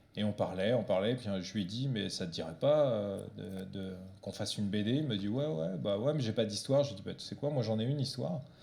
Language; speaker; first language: French; early bilingual, other home language; Portuguese